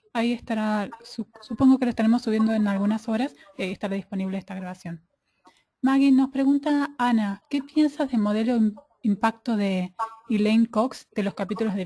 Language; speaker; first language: Spanish; native; Spanish